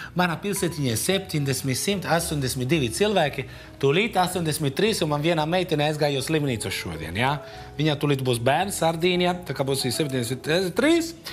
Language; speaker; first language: Latvian; non-native, fluent; Italian